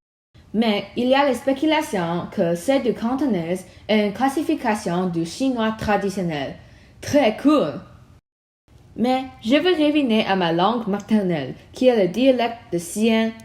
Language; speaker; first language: French; non-native, learner; Chinese